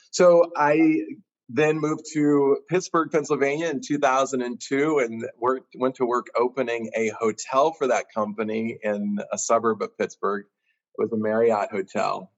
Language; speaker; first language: English; native; English